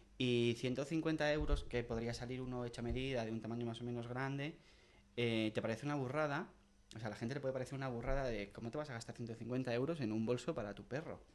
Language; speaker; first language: Spanish; native; Spanish